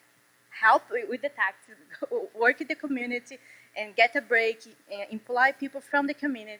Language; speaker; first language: English; non-native, learner; Portuguese